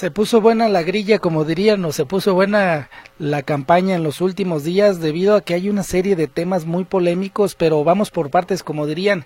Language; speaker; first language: Spanish; native; Spanish